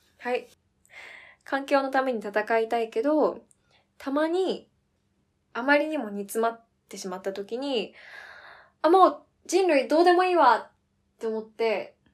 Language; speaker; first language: Japanese; early bilingual, heritage; Japanese